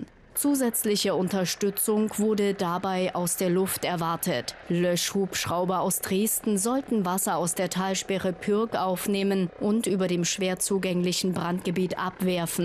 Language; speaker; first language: German; native; German